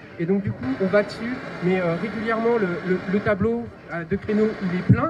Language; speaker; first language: French; native; French